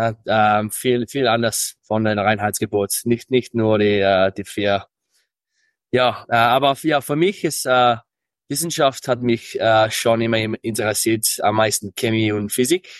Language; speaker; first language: German; early bilingual, heritage; English